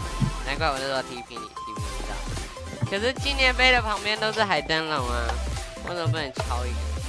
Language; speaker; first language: Chinese; native; Chinese